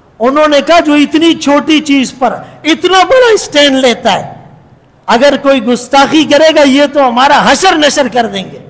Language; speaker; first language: Urdu; non-native, local second language; Pashto